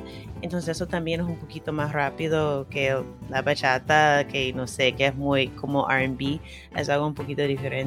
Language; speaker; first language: Spanish; non-native, fluent; English